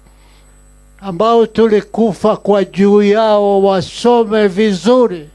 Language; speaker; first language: Swahili; non-native, local second language; Kikuyu